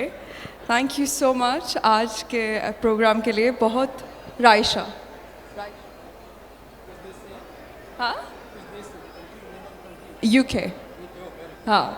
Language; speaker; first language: Hindi; early bilingual, other home language; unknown